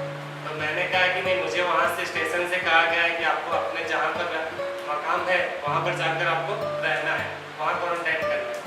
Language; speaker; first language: Hindi; native; Hindi